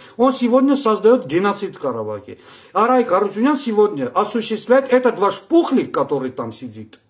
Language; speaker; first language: Russian; non-native, local second language; Armenian